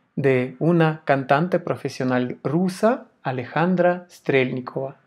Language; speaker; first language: Spanish; non-native, fluent; Russian